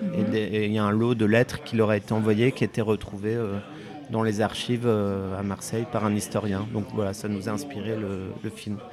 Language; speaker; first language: French; native; French